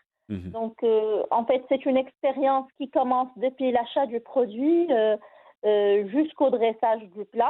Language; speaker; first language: French; non-native, local second language; Arabic